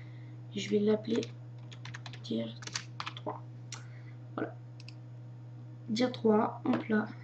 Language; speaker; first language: French; native; French